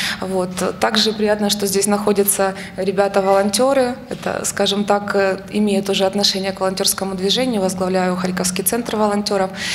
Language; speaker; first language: Russian; native; Russian